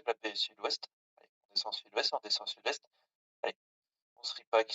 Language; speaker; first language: French; native; French